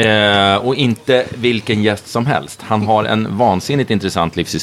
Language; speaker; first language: Swedish; native; Swedish